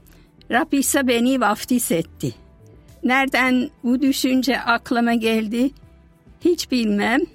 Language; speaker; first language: Turkish; non-native, fluent; German